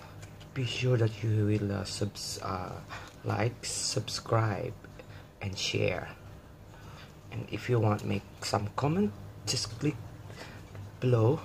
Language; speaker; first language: English; non-native, local second language; Filipino